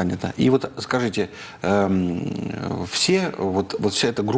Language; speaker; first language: Russian; native; Russian